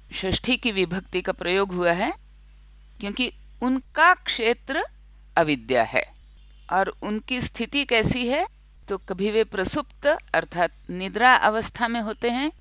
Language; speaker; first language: Hindi; non-native, local second language; Marathi